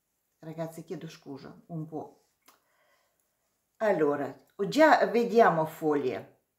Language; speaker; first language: Italian; non-native, learner; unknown